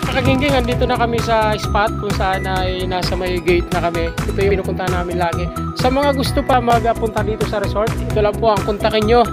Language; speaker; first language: Filipino; native; Filipino